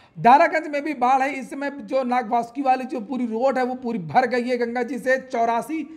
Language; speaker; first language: Hindi; native; Hindi